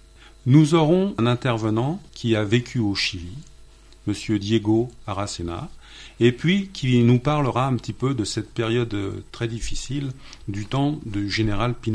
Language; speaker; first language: French; native; French